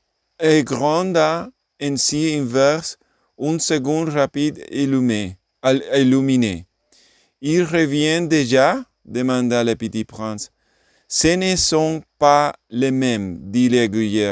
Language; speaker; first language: French; non-native, learner; English